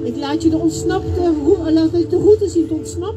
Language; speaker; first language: Dutch; non-native, local second language; Papiamento